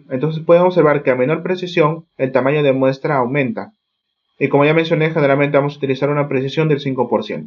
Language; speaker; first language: Spanish; native; Spanish